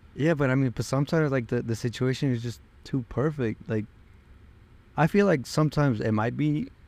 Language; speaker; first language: English; early bilingual, other home language; Spanish